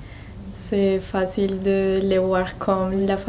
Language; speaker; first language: French; non-native, learner; Spanish